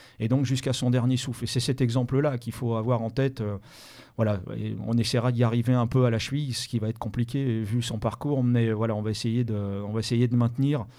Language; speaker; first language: French; native; French